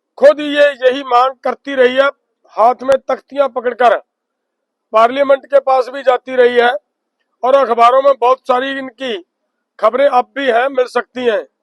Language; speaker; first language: Hindi; non-native, local second language; Punjabi